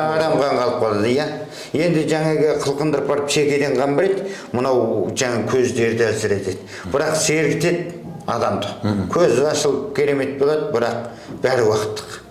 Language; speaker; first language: Kazakh; early bilingual, heritage; Kazakh